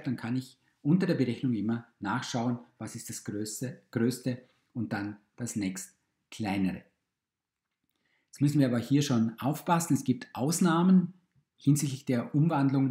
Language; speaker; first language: German; native; German